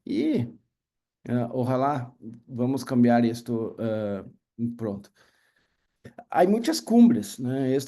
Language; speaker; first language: Spanish; non-native, learner; Portuguese